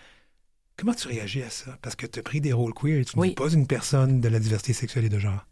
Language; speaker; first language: French; native; French